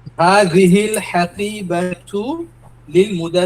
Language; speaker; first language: Arabic; non-native, learner; Bangla